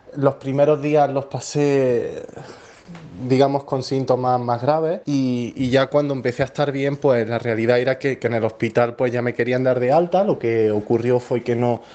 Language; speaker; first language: Spanish; native; Spanish